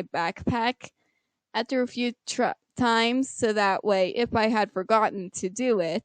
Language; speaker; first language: English; native; English